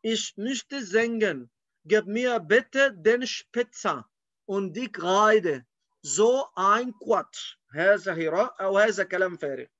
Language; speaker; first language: German; non-native, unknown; Arabic